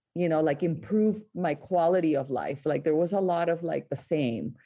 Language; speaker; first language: English; non-native, fluent; Spanish